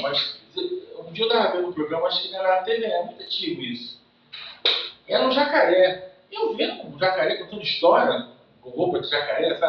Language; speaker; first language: Portuguese; native; Portuguese